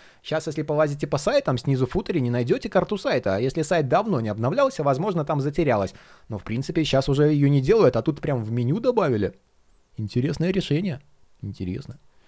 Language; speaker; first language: Russian; native; Russian